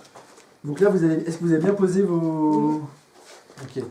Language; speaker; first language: French; native; French